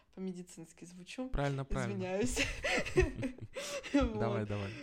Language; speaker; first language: Russian; early bilingual, other home language; Adyghe